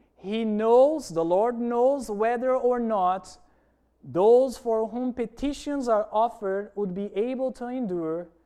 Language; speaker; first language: English; non-native, fluent; Portuguese